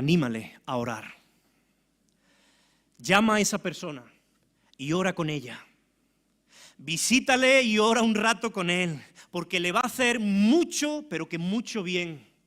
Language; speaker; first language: Spanish; native; Spanish